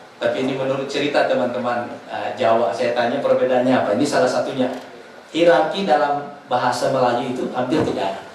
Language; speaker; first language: Indonesian; non-native, local second language; Buginese